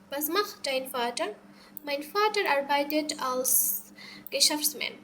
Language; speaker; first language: German; non-native, learner; Bangla